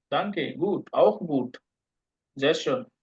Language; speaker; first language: German; non-native, fluent; Bangla